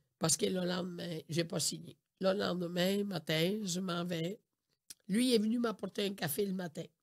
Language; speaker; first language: French; non-native, fluent; Italian